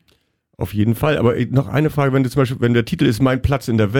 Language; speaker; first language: German; native; German